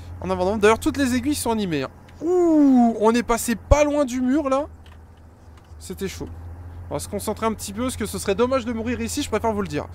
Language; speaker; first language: French; native; French